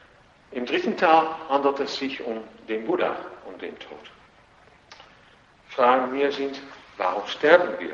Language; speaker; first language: German; non-native, fluent; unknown